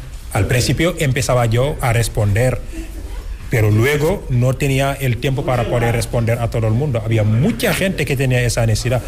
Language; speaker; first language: Spanish; non-native, fluent; Wolof